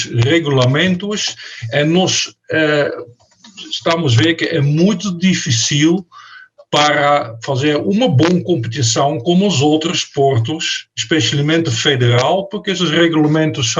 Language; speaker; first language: Portuguese; non-native, fluent; Dutch